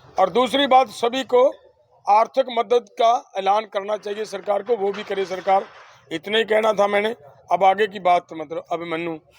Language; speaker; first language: Hindi; non-native, local second language; Punjabi